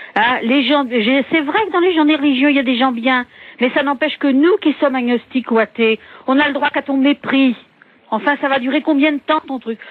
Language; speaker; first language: French; native; French